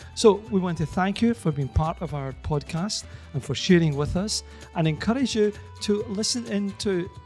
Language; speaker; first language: English; native; English